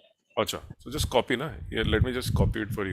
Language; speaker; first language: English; non-native, local second language; Hindi